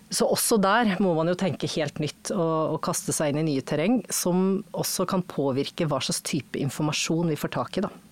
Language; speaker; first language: Norwegian; native; Norwegian